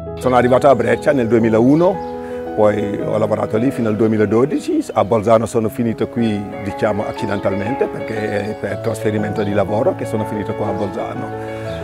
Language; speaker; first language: Italian; non-native, fluent; Wolof